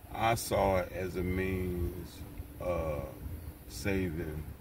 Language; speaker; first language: English; native; English